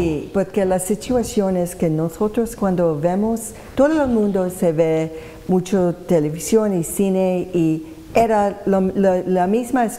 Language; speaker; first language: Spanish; non-native, learner; English